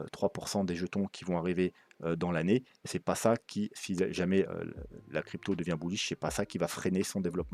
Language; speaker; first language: French; native; French